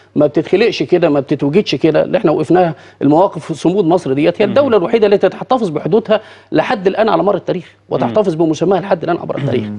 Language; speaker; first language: Arabic; native; Arabic